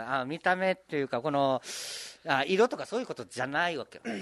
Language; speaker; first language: Japanese; native; Japanese